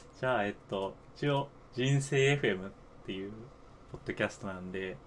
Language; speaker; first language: Japanese; native; Japanese